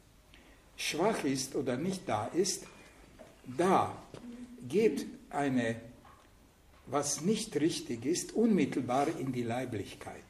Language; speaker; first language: German; non-native, fluent; Hungarian